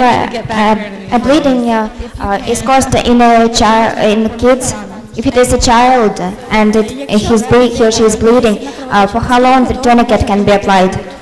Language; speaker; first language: English; non-native, fluent; Ukrainian